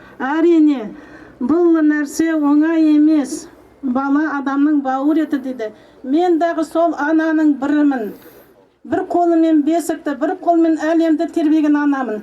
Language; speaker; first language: Kazakh; native; Kazakh